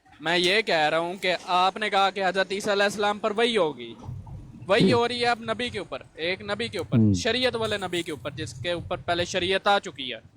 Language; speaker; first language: Urdu; native; Urdu